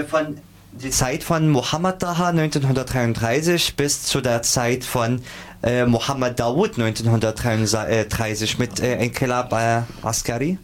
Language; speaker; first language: German; non-native, fluent; Arabic